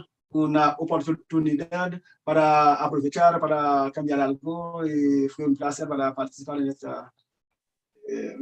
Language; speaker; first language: Spanish; non-native, learner; Haitian Creole